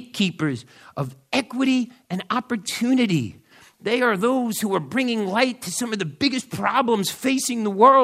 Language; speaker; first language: English; native; English